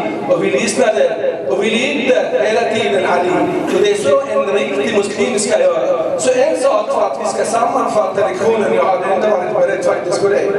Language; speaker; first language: Swedish; early bilingual, other home language; Arabic